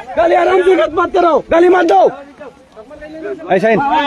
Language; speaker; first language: Hindi; non-native, learner; Bangla